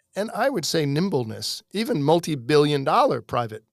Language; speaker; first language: English; native; English